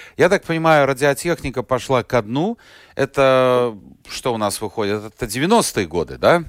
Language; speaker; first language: Russian; native; Russian